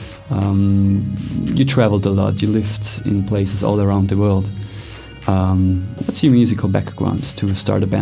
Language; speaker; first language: English; non-native, fluent; German